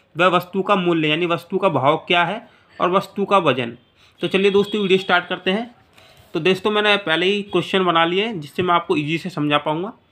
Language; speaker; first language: Hindi; native; Hindi